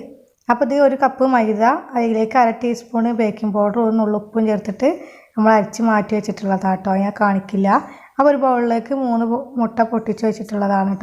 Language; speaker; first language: Malayalam; native; Malayalam